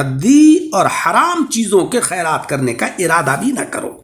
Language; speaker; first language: Urdu; native; Urdu